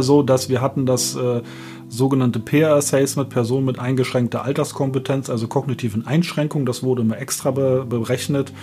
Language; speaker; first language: German; native; German